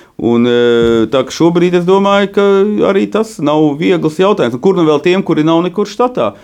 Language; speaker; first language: Latvian; native; Latvian